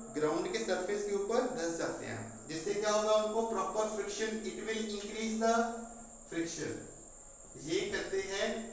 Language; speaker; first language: Hindi; non-native, local second language; Punjabi